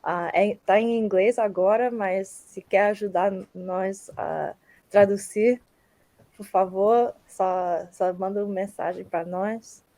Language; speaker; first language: Portuguese; early bilingual, heritage; Portuguese